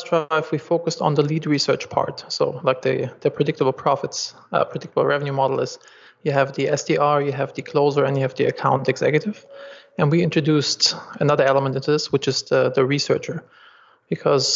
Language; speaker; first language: English; non-native, fluent; German